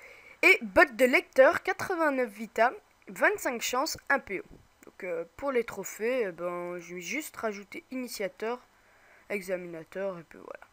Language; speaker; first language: French; native; French